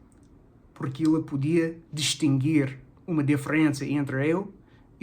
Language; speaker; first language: Portuguese; non-native, fluent; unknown